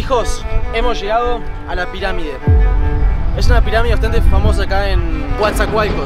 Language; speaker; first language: Spanish; native; Spanish